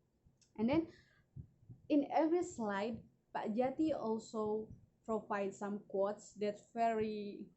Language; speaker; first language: English; non-native, learner; Indonesian